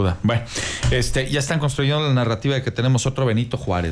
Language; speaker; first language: Spanish; native; Spanish